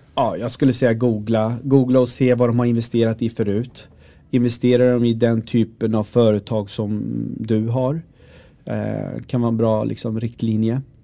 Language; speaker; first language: Swedish; early bilingual, other home language; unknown